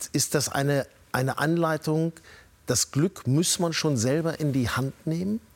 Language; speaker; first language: German; native; German